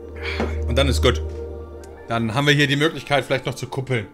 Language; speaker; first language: German; native; German